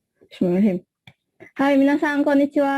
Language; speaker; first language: Japanese; non-native, learner; Indonesian